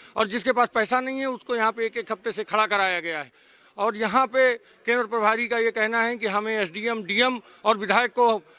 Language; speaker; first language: Hindi; native; Hindi